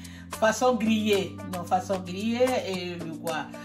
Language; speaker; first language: French; non-native, learner; Portuguese